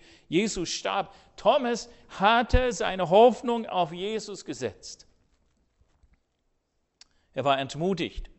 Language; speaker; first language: German; non-native, fluent; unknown